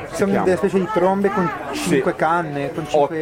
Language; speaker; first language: Italian; native; Italian